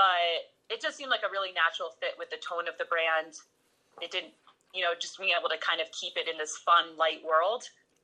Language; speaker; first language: English; native; English